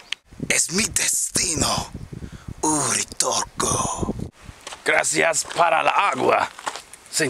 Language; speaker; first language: Spanish; non-native, learner; English